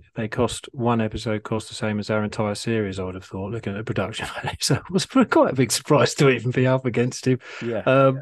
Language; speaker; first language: English; native; English